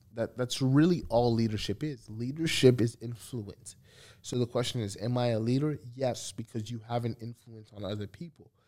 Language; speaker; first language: English; early bilingual, other home language; Haitian Creole